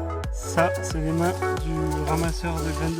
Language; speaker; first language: French; native; French